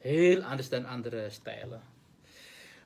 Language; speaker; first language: Dutch; non-native, learner; Indonesian